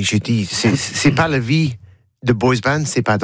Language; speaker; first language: French; non-native, learner; English